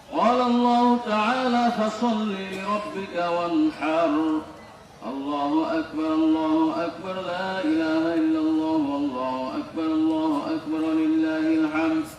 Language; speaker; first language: Arabic; non-native, fluent; Bangla